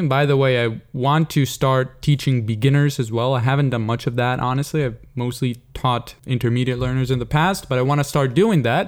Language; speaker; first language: English; non-native, fluent; Italian